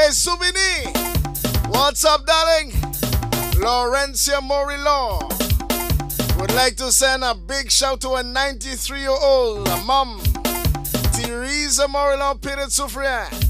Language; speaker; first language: English; native; English